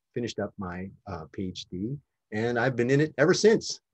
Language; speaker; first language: English; native; English